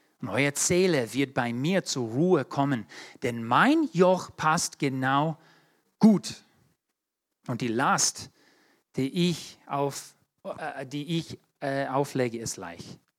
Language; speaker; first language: German; non-native, fluent; English